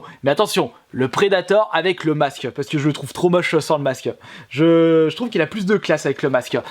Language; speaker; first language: French; native; French